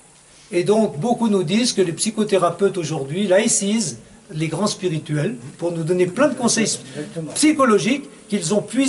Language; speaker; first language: French; native; French